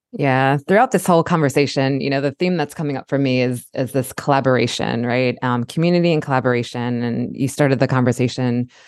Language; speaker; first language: English; native; English